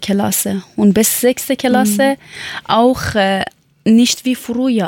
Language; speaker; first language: German; non-native, learner; Persian